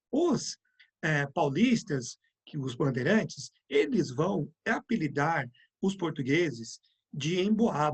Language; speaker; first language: Portuguese; native; Portuguese